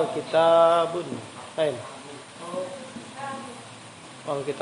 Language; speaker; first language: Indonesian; native; Indonesian